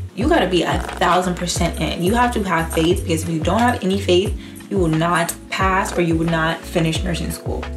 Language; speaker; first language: English; native; English